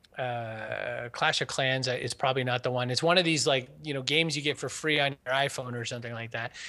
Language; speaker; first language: English; native; English